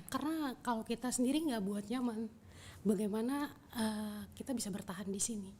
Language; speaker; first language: Indonesian; native; Indonesian